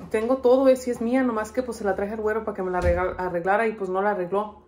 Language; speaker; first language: Spanish; early bilingual, heritage; Spanish